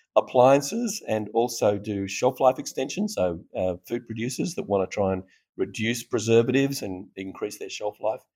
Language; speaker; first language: English; native; English